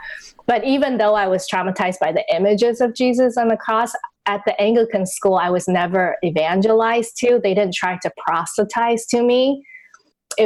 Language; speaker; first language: English; non-native, fluent; Chinese